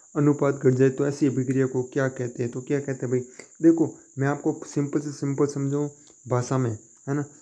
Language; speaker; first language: Hindi; native; Hindi